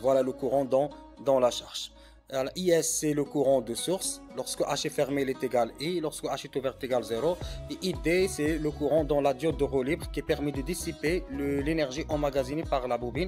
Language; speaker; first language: French; non-native, local second language; Arabic